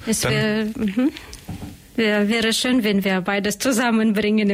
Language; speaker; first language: German; non-native, learner; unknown